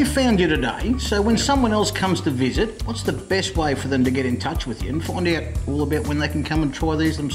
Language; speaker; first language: English; native; English